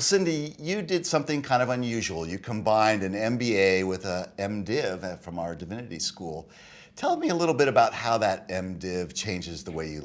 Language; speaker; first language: English; native; English